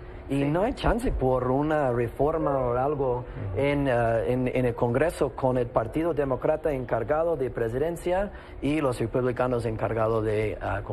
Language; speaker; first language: Spanish; non-native, fluent; English